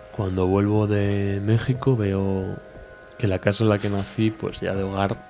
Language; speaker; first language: Spanish; native; Spanish